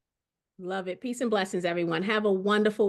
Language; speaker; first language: English; native; English